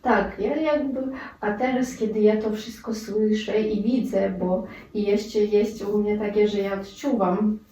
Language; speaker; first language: Polish; non-native, fluent; Russian